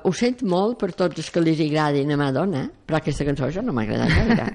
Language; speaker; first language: Catalan; native; Catalan